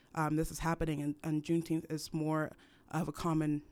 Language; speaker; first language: English; non-native, local second language; French